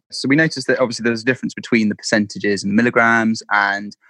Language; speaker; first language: English; native; English